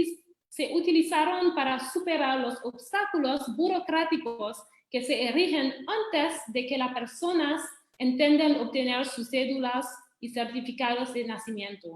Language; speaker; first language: Spanish; non-native, fluent; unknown